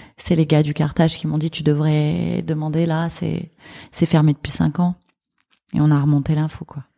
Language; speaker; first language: French; native; French